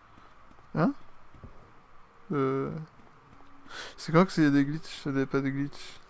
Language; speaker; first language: French; native; French